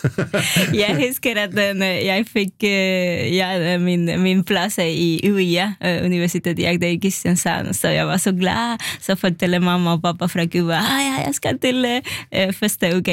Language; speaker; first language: Norwegian; non-native, fluent; Spanish